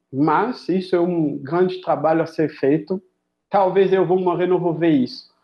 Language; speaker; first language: Portuguese; non-native, fluent; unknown